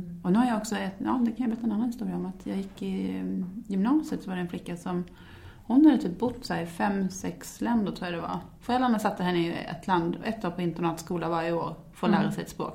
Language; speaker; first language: Swedish; native; Swedish